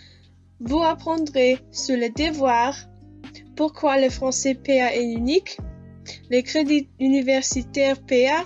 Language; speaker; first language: French; non-native, learner; English